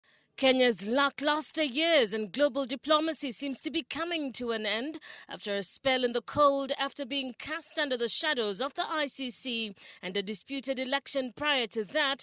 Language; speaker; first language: English; non-native, local second language; Swahili